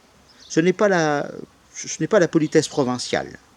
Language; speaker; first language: French; native; French